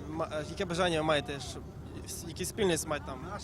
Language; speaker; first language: Ukrainian; early bilingual, heritage; Ukrainian